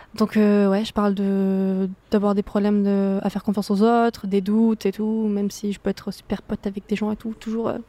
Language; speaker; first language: French; native; French